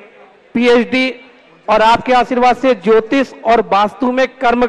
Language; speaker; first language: Hindi; native; Hindi